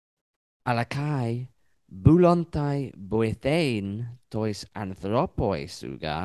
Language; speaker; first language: Greek; non-native, learner; English